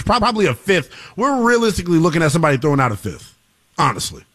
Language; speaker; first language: English; native; English